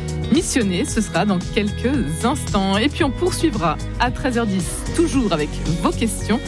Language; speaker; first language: French; native; French